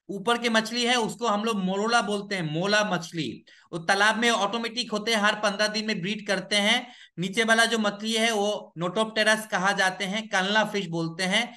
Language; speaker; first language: Hindi; non-native, local second language; Bangla